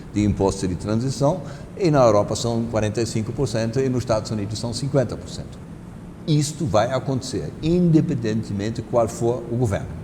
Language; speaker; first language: Portuguese; non-native, fluent; German